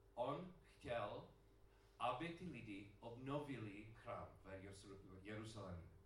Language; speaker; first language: Czech; non-native, learner; English